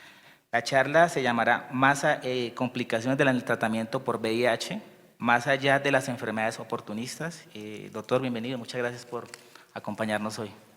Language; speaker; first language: Spanish; native; Spanish